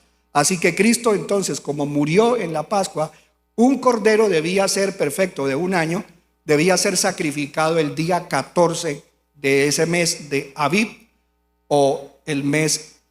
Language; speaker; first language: Spanish; native; Spanish